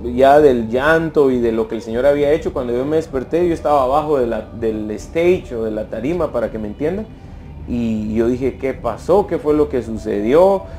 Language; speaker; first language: Spanish; native; Spanish